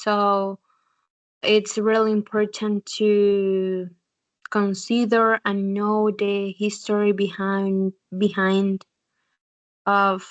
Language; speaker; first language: English; non-native, learner; Spanish